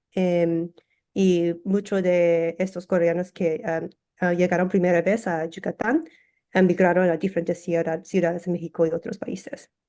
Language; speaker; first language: Spanish; early bilingual, heritage; English